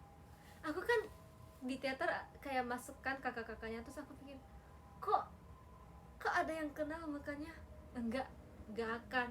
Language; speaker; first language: Indonesian; native; Indonesian